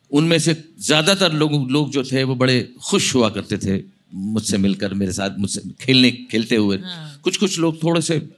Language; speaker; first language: Hindi; non-native, local second language; Marathi